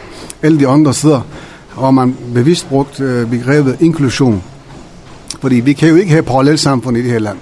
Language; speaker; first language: Danish; non-native, fluent; Persian